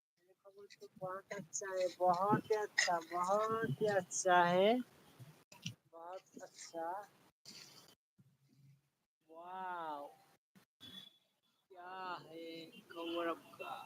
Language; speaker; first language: Hindi; non-native, learner; Bangla